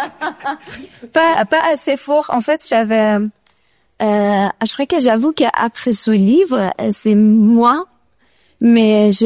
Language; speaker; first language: French; non-native, learner; Persian